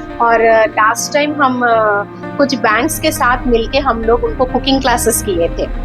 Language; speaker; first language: Hindi; non-native, local second language; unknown